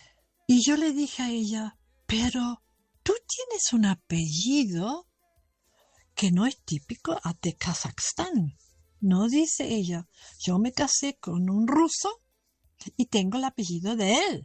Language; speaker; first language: Spanish; non-native, fluent; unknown